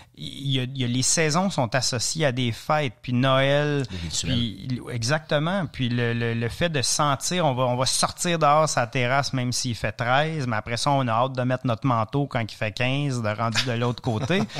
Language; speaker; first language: French; native; French